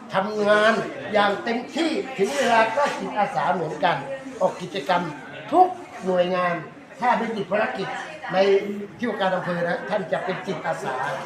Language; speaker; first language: Thai; native; Thai